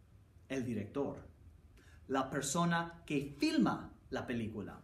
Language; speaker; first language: Spanish; non-native, fluent; English